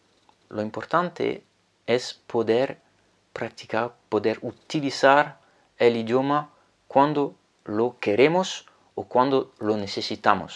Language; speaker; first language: Spanish; non-native, fluent; French